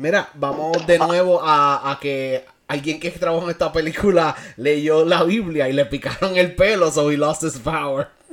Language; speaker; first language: Spanish; early bilingual, heritage; Spanish